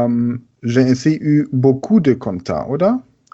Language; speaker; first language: French; non-native, learner; German